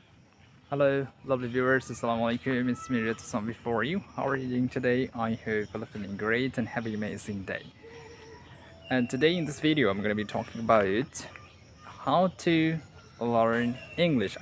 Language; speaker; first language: English; non-native, learner; Bangla